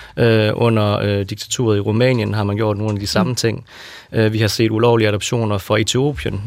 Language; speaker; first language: Danish; native; Danish